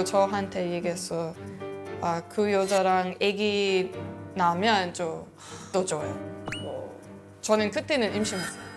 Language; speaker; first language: Korean; non-native, learner; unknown